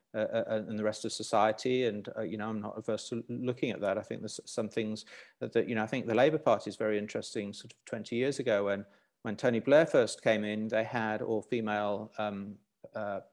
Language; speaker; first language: English; native; English